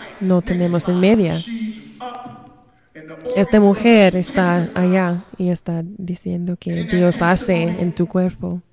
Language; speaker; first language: Spanish; non-native, learner; English